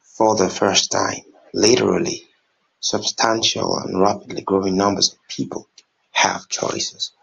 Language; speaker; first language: English; non-native, local second language; Yoruba